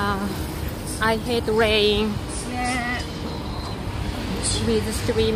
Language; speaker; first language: English; non-native, learner; Japanese